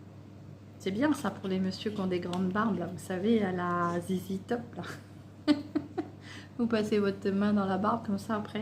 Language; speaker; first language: French; native; French